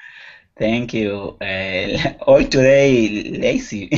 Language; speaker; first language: English; non-native, learner; Spanish